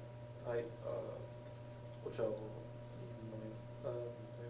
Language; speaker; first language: Japanese; non-native, learner; English